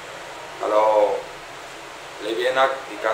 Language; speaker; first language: Indonesian; non-native, fluent; Dutch